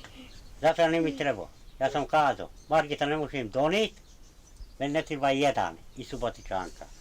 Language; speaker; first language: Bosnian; non-native, local second language; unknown